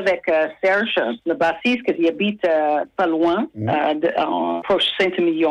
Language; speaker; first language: French; non-native, fluent; English